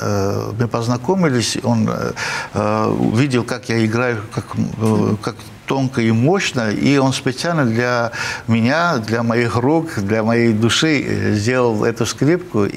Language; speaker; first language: Russian; non-native, fluent; Armenian